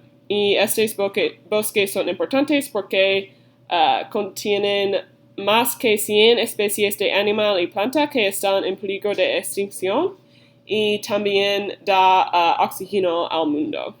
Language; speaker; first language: Spanish; non-native, learner; English